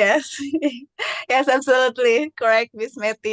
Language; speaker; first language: English; non-native, learner; Indonesian